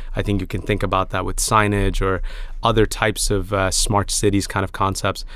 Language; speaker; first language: English; early bilingual, other home language; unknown